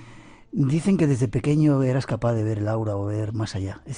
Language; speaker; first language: Spanish; native; Spanish